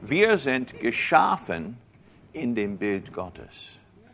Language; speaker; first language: German; non-native, fluent; English